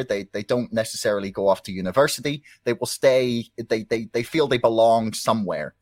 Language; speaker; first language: English; native; English